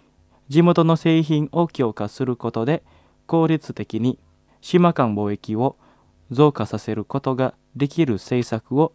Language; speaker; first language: Japanese; non-native, fluent; Indonesian